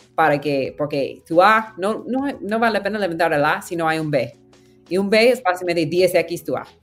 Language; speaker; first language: Spanish; non-native, fluent; English